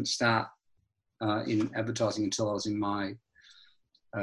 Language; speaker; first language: English; native; English